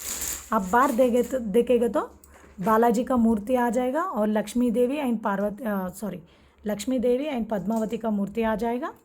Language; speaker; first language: Hindi; non-native, local second language; Telugu